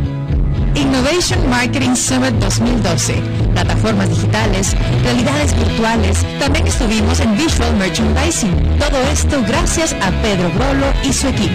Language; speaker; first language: Spanish; native; Spanish